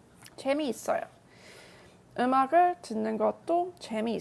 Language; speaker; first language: Korean; non-native, fluent; English